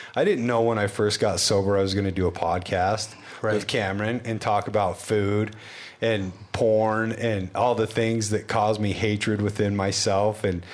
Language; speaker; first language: English; native; English